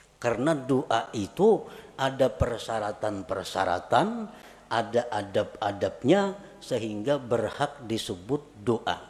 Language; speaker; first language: Indonesian; non-native, local second language; Banjar